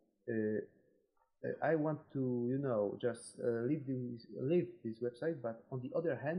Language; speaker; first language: English; non-native, fluent; Polish